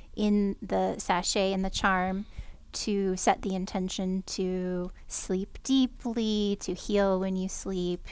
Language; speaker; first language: English; native; English